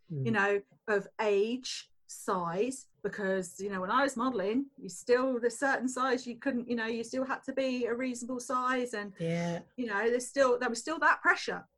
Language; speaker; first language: English; native; English